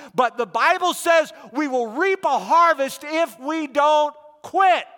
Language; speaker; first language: English; native; English